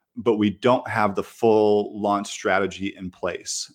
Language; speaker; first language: English; native; English